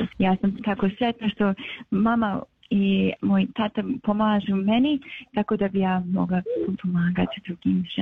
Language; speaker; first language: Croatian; early bilingual, heritage; Bosnian